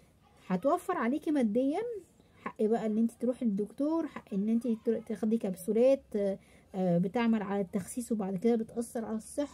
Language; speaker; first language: Arabic; native; Arabic